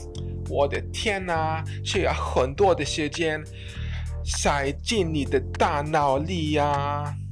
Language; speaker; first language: Chinese; non-native, fluent; English